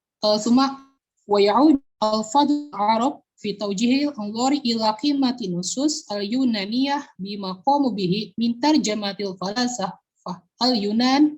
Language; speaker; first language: Arabic; non-native, learner; Indonesian